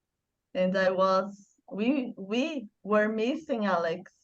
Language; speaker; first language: English; non-native, learner; Portuguese